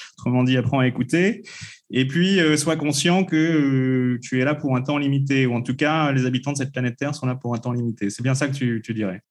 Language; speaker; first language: French; native; French